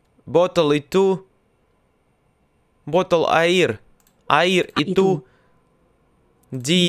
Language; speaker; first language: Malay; non-native, learner; Russian